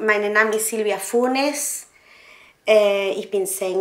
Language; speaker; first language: German; non-native, learner; Spanish